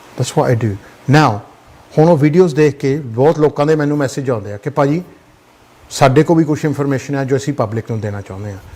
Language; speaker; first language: Punjabi; early bilingual, heritage; Punjabi